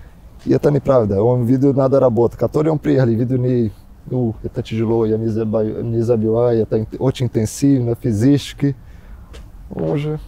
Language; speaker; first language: Russian; non-native, learner; Portuguese